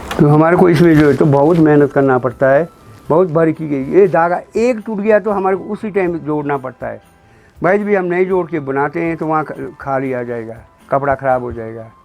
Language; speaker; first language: Hindi; non-native, local second language; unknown